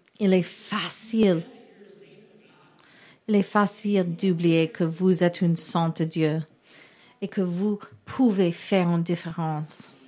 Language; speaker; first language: French; non-native, learner; English